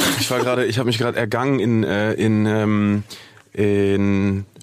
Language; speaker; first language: German; native; German